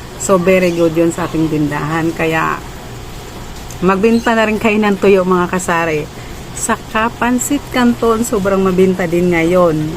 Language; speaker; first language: Filipino; non-native, local second language; Cebuano